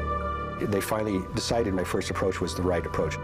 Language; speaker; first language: English; native; English